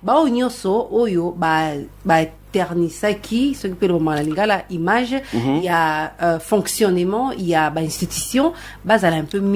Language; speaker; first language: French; non-native, local second language; Lingala